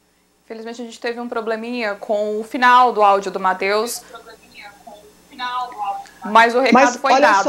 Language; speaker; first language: Portuguese; native; Portuguese